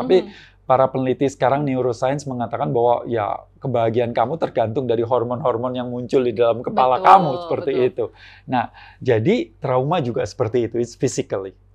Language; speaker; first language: Indonesian; native; Indonesian